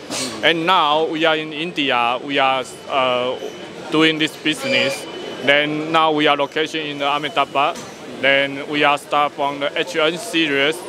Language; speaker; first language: English; non-native, learner; Chinese